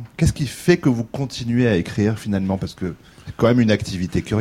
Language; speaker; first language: French; native; French